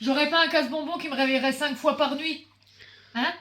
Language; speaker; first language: French; native; French